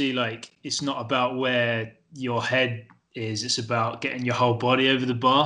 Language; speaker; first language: English; native; English